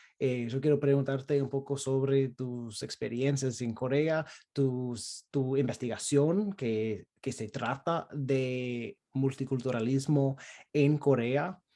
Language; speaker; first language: Spanish; non-native, fluent; English